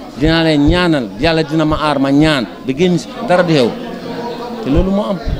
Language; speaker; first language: Wolof; non-native, local second language; Fula